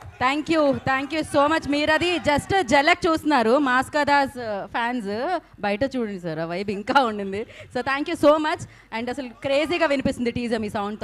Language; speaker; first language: Telugu; native; Telugu